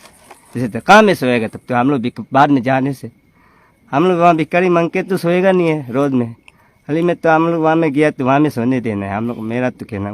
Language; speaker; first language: Hindi; non-native, local second language; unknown